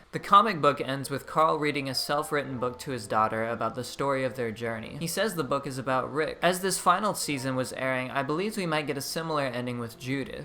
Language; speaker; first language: English; native; English